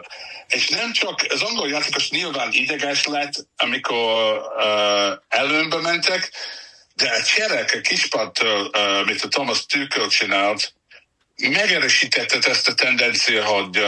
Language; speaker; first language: Hungarian; non-native, learner; English